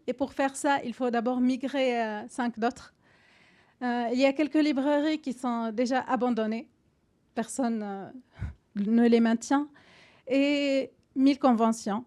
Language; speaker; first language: French; non-native, fluent; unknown